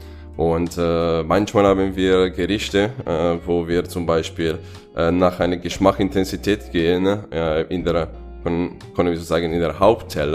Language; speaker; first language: German; non-native, fluent; Italian